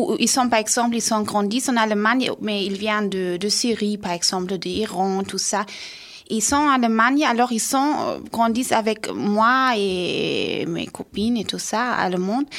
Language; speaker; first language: French; non-native, fluent; German